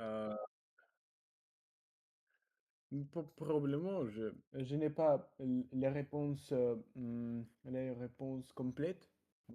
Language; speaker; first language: French; non-native, learner; Russian